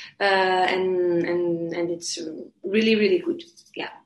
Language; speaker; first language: English; non-native, learner; French